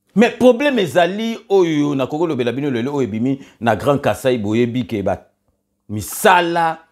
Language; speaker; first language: Lingala; native; Lingala